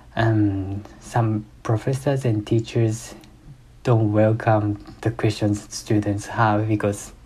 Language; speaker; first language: English; non-native, fluent; Japanese